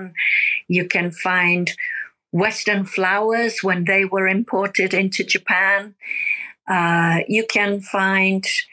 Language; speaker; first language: English; native; English